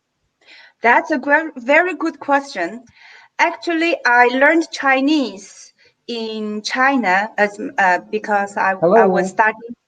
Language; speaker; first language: English; non-native, fluent; Chinese